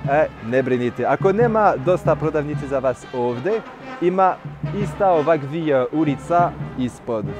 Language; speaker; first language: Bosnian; non-native, learner; French